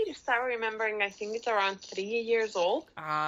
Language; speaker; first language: English; non-native, fluent; Catalan